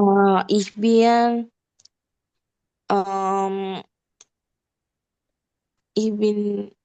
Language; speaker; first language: German; non-native, learner; Indonesian